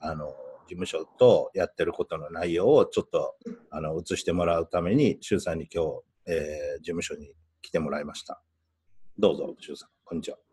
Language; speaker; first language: Japanese; native; Japanese